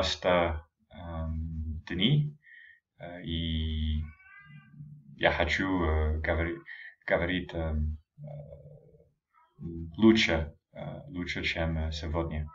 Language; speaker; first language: Russian; non-native, learner; English